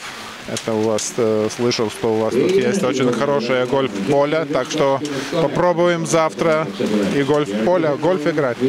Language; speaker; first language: Russian; non-native, local second language; Lithuanian